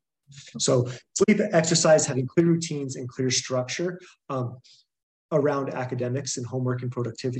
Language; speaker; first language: English; native; English